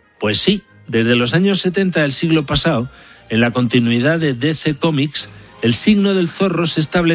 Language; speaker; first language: Spanish; native; Spanish